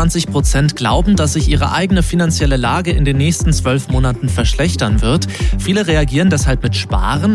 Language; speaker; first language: German; native; German